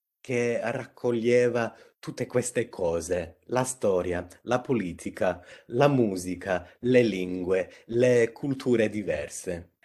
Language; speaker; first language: Italian; non-native, fluent; English